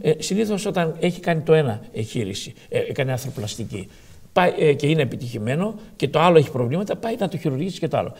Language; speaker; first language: Greek; early bilingual, heritage; Greek